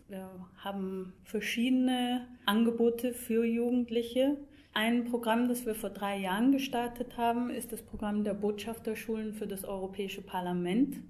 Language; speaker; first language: German; non-native, fluent; English